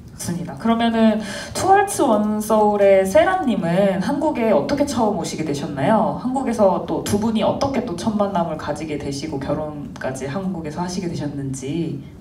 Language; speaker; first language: Korean; native; Korean